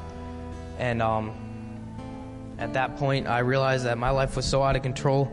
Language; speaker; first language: English; native; English